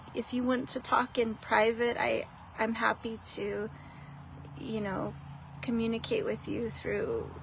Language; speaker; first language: English; native; English